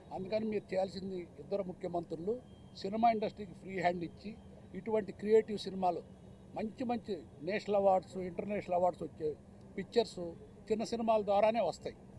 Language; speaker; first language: Telugu; native; Telugu